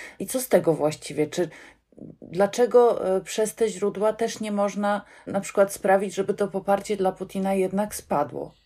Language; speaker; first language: Polish; native; Polish